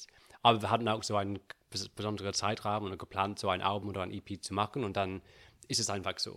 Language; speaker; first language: German; non-native, learner; English